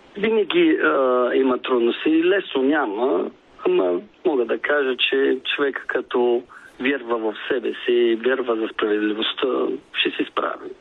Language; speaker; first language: Bulgarian; non-native, fluent; Italian